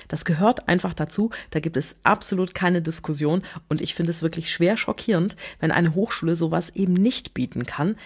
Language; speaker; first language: German; native; German